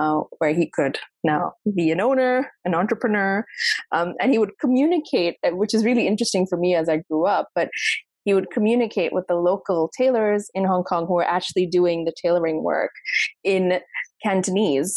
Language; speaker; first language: English; non-native, local second language; Sindhi